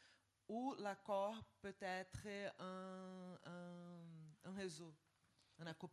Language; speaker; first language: French; non-native, fluent; Portuguese